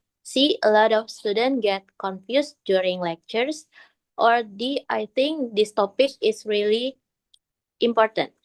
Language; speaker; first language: English; non-native, learner; Indonesian